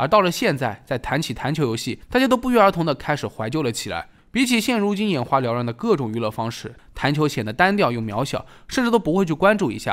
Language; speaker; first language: Chinese; native; Chinese